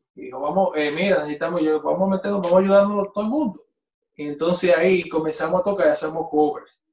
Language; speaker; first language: Spanish; native; Spanish